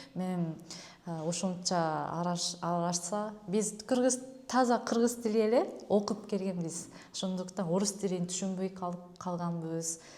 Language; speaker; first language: Kyrgyz; non-native, fluent; Japanese